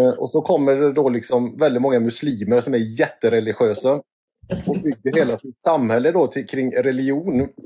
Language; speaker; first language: Swedish; native; Swedish